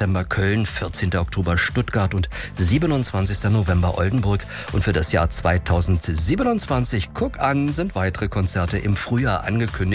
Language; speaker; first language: German; native; German